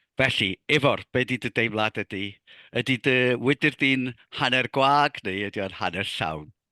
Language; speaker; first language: Welsh; native; Welsh